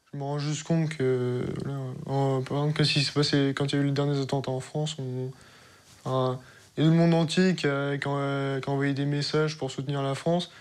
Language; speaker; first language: French; native; French